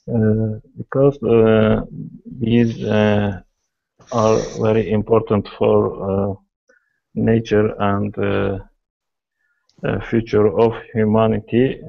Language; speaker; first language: English; non-native, learner; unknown